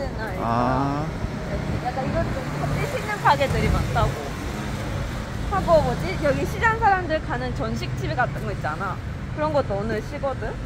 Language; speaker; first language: Korean; non-native, fluent; Japanese